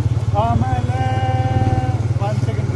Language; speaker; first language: Kannada; non-native, local second language; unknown